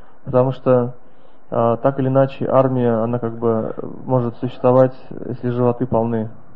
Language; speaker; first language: Russian; native; Russian